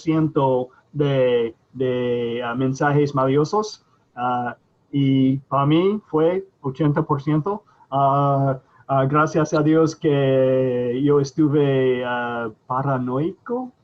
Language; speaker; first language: Spanish; non-native, fluent; English